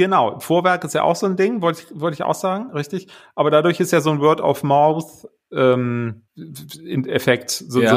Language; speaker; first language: German; native; German